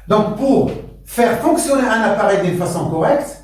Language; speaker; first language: French; non-native, local second language; Arabic